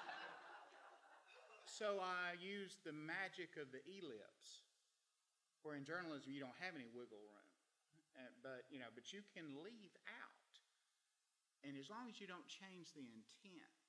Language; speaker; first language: English; native; English